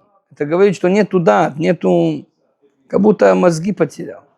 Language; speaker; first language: Russian; non-native, fluent; Hebrew